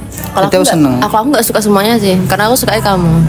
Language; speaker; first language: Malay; non-native, local second language; Javanese